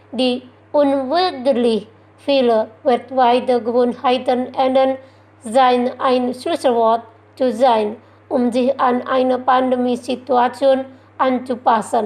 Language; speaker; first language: German; non-native, fluent; Indonesian